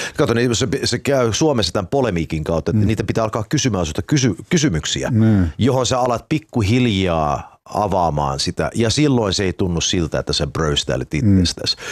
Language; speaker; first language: Finnish; early bilingual, heritage; Finnish